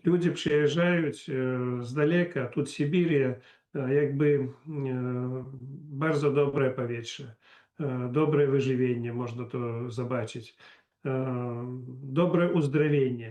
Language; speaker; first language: Polish; non-native, learner; Belarusian